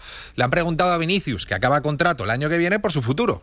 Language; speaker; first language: Spanish; native; Spanish